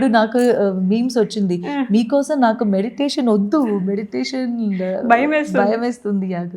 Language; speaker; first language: Telugu; non-native, learner; Malayalam